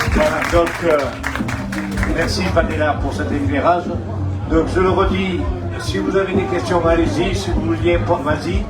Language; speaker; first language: French; native; French